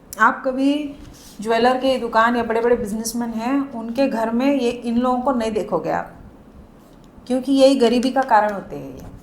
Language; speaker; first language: Hindi; non-native, local second language; Marathi